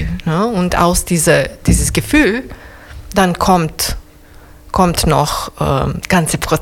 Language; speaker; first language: German; non-native, fluent; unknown